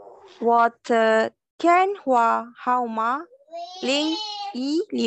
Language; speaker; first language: Chinese; non-native, learner; Malay